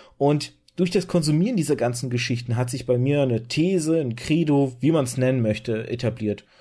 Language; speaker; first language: German; early bilingual, other home language; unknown